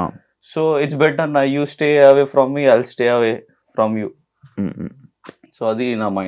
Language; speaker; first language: Telugu; non-native, local second language; Hindi